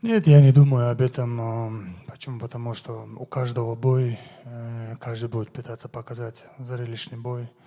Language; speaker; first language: Russian; non-native, local second language; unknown